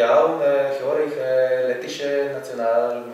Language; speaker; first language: German; non-native, learner; Latvian